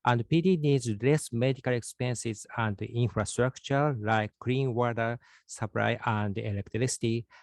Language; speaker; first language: English; non-native, fluent; Japanese